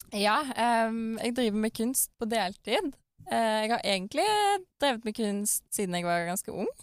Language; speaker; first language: Norwegian; early bilingual, other home language; Arabic